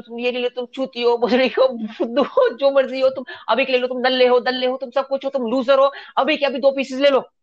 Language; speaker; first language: Hindi; native; Hindi